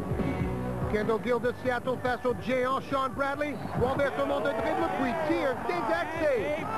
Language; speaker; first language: French; native; French